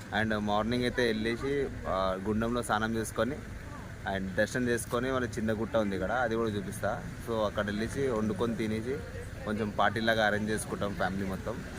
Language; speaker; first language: Telugu; non-native, local second language; Kannada